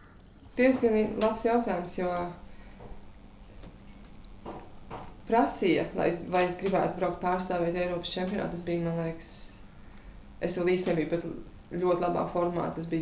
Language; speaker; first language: Latvian; native; Latvian